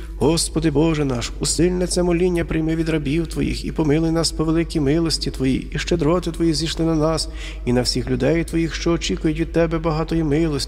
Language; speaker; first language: Ukrainian; native; Ukrainian